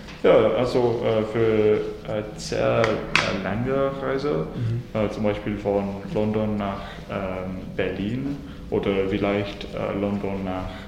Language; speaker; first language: German; non-native, learner; English